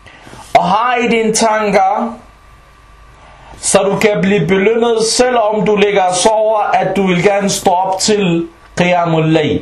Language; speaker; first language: Danish; early bilingual, other home language; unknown